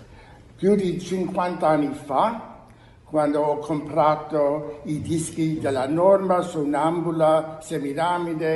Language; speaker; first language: Italian; non-native, learner; English